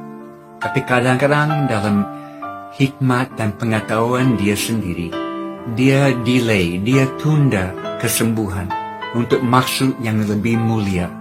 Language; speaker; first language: Indonesian; non-native, fluent; English